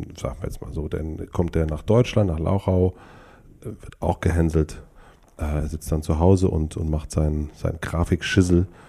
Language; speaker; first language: German; native; German